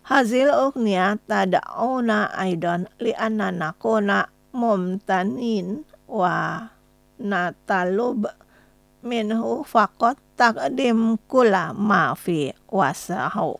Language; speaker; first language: Arabic; non-native, fluent; Indonesian